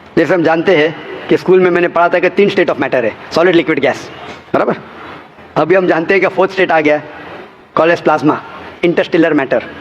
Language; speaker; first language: Hindi; non-native, local second language; Konkani